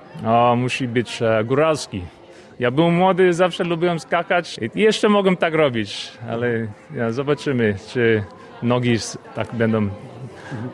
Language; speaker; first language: Polish; early bilingual, heritage; Polish